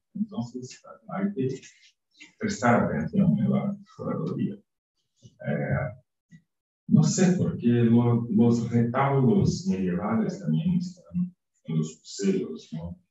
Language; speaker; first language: Spanish; non-native, fluent; Portuguese